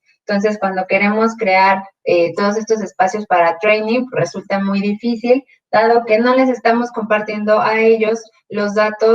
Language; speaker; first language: Spanish; native; Spanish